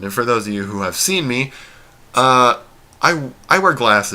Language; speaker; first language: English; native; English